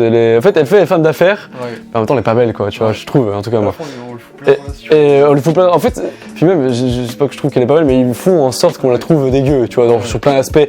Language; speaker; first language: French; native; French